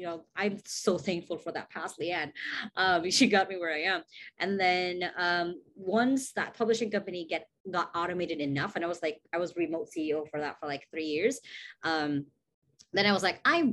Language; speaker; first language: English; non-native, local second language; Cebuano